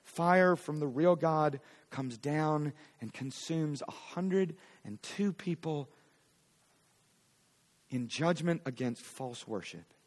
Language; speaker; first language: English; native; English